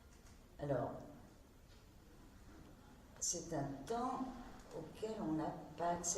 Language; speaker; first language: French; native; French